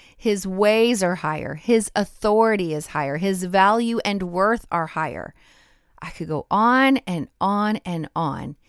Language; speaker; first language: English; native; English